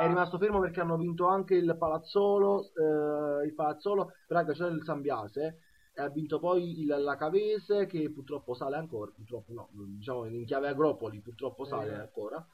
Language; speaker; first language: Italian; native; Italian